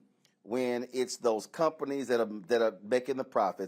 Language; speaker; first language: English; native; English